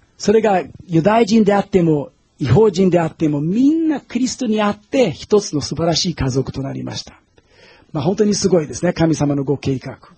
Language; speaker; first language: Japanese; non-native, fluent; Portuguese